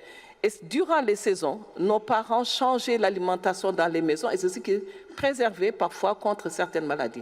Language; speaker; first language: French; non-native, local second language; Wolof